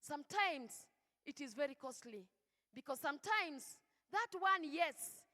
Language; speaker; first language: English; non-native, local second language; Swahili